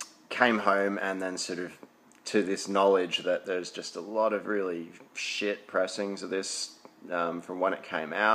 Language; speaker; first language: English; native; English